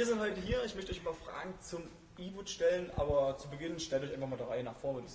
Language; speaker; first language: German; native; German